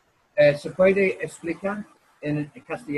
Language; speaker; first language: Spanish; non-native, learner; English